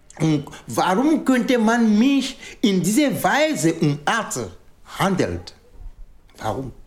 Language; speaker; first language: German; non-native, fluent; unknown